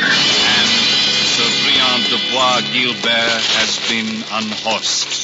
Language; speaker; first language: English; native; English